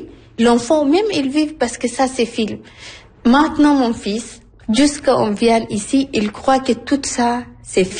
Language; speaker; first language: French; non-native, learner; Arabic